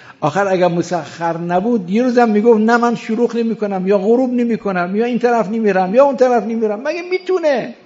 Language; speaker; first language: Persian; non-native, fluent; Arabic